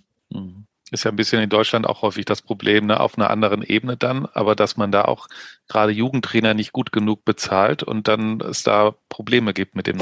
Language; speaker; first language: German; native; German